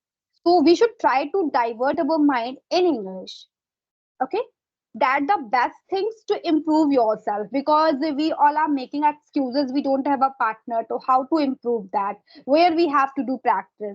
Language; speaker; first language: English; non-native, fluent; Hindi